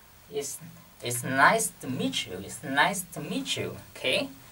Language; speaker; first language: English; non-native, fluent; Vietnamese